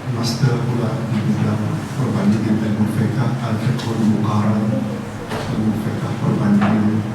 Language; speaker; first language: Malay; native; Malay